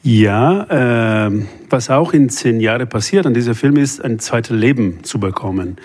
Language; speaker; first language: German; non-native, fluent; Italian